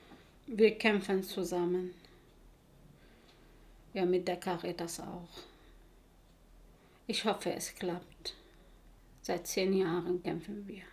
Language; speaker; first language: German; non-native, learner; Arabic